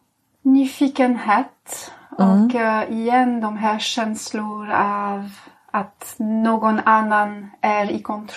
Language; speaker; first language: Swedish; non-native, fluent; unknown